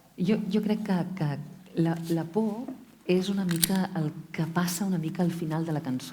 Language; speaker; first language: Spanish; non-native, learner; Russian